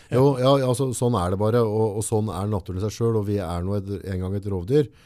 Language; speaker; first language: Norwegian; native; Norwegian